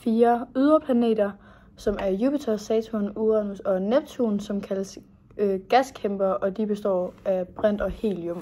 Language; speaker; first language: Danish; native; Danish